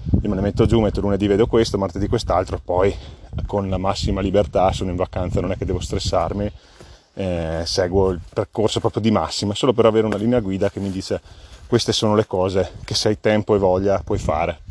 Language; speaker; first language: Italian; native; Italian